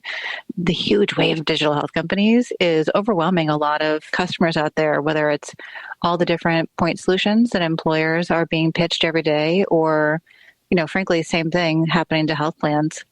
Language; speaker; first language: English; native; English